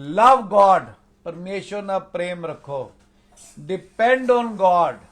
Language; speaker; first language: Hindi; non-native, local second language; Punjabi